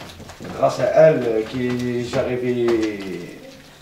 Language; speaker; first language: French; non-native, learner; Arabic